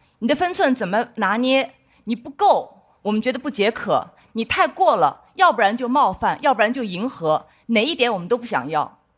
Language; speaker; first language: Chinese; native; Chinese